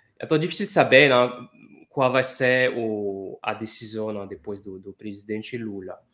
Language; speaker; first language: Portuguese; non-native, fluent; French